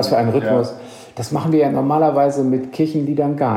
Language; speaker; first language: German; native; German